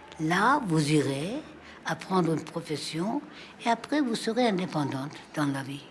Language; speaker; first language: French; non-native, fluent; Armenian